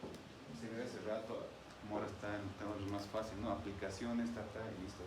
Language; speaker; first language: Spanish; native; Spanish